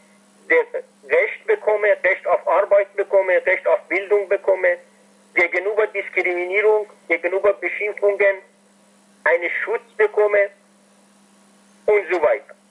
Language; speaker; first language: German; non-native, fluent; Persian